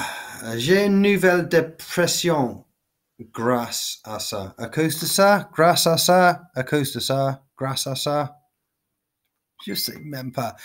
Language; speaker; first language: French; non-native, learner; English